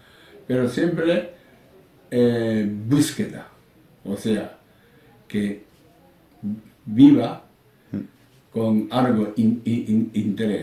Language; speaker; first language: Spanish; non-native, learner; Japanese